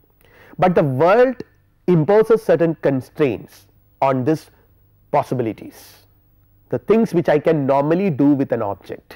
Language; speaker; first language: English; non-native, local second language; Malayalam